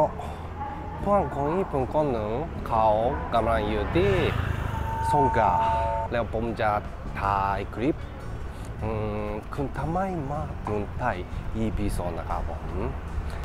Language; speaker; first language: Thai; non-native, learner; Japanese